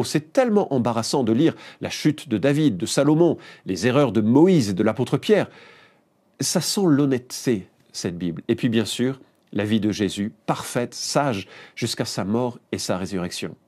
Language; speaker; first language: French; native; French